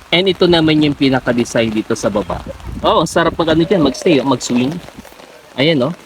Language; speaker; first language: Filipino; native; Filipino